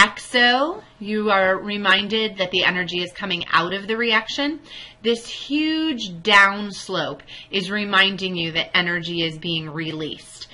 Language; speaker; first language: English; native; English